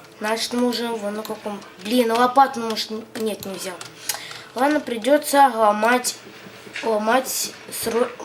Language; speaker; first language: Russian; native; Russian